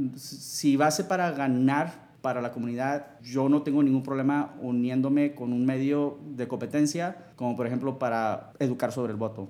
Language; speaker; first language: Spanish; early bilingual, heritage; Spanish